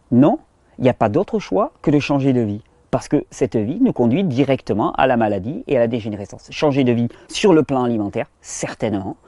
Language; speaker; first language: French; native; French